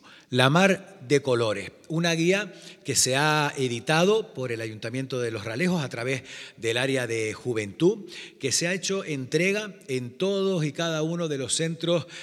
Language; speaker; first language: Spanish; native; Spanish